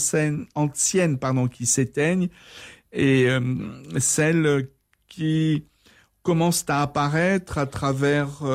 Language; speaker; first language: French; native; French